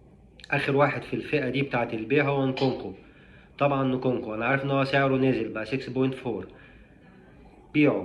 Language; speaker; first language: Arabic; native; Arabic